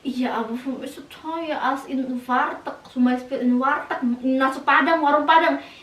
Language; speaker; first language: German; non-native, learner; Indonesian